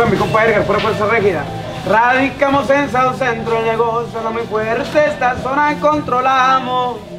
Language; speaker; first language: Spanish; early bilingual, heritage; Spanish